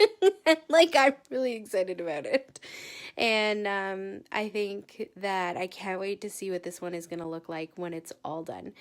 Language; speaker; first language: English; native; English